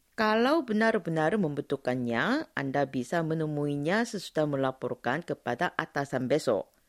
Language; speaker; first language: Indonesian; non-native, fluent; Korean